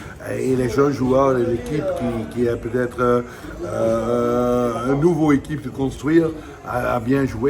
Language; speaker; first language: French; non-native, fluent; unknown